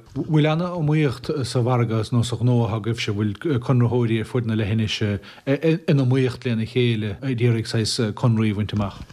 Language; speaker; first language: Irish; native; Irish